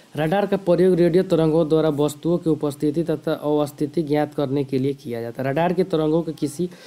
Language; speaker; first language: Hindi; native; Hindi